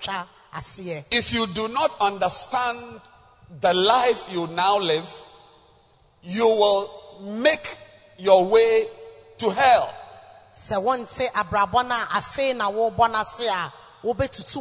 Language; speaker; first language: English; non-native, local second language; Akan